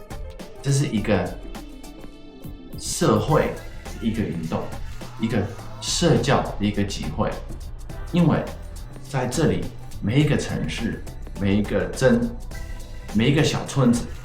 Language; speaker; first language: Chinese; non-native, fluent; Dutch